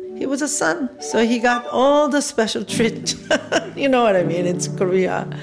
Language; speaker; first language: English; non-native, fluent; Korean